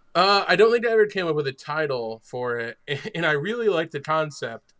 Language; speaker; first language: English; native; English